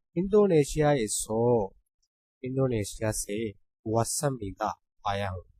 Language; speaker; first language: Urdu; native; Urdu